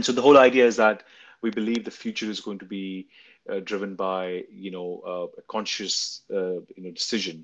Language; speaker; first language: English; non-native, local second language; Hindi